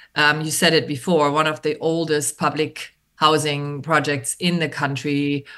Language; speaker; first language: English; non-native, fluent; German